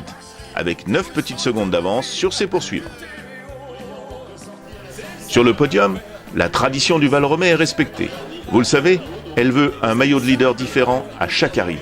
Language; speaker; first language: French; native; French